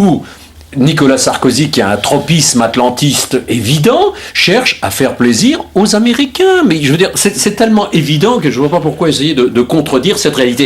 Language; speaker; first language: French; native; French